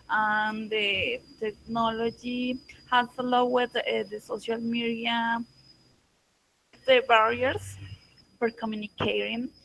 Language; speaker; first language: English; non-native, learner; Spanish